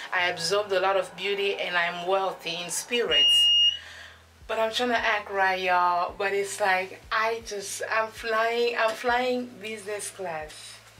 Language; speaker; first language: English; native; English